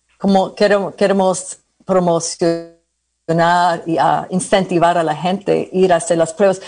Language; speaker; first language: Spanish; early bilingual, heritage; Spanish